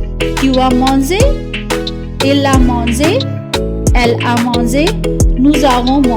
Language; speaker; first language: French; non-native, fluent; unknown